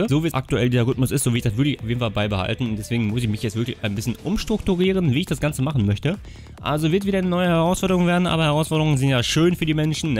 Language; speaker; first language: German; native; German